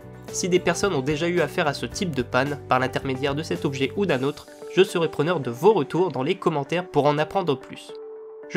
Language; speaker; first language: French; native; French